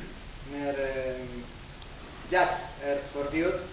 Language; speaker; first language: Swedish; non-native, learner; Spanish